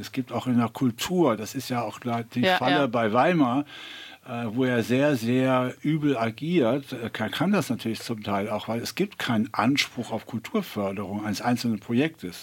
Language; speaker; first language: German; native; German